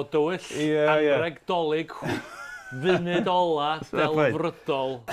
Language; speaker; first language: Welsh; native; Welsh